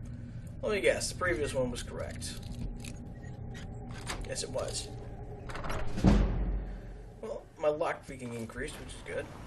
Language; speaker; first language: English; native; English